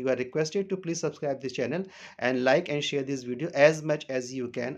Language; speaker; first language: English; non-native, local second language; Hindi